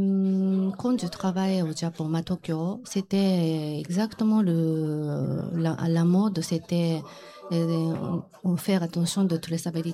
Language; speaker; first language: French; non-native, learner; Japanese